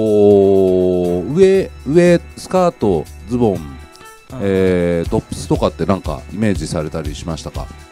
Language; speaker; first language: Japanese; native; Japanese